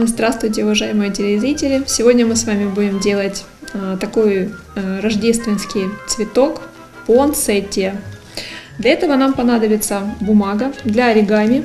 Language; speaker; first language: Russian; native; Russian